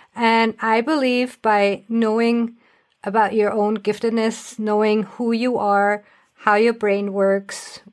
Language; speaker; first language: English; non-native, fluent; German